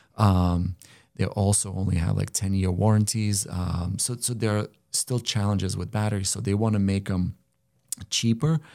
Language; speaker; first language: English; non-native, fluent; Lithuanian